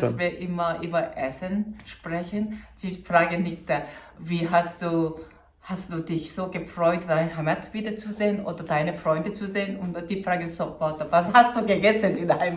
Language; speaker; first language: German; non-native, fluent; Korean